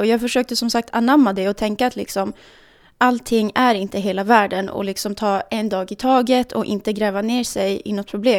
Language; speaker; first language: Swedish; native; Swedish